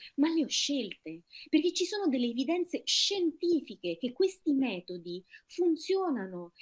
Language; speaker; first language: Italian; native; Italian